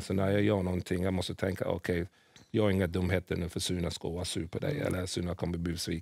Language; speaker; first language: Swedish; early bilingual, other home language; English